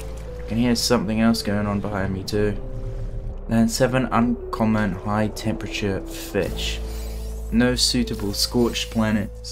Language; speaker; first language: English; native; English